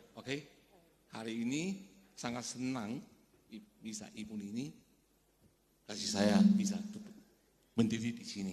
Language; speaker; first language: Indonesian; non-native, fluent; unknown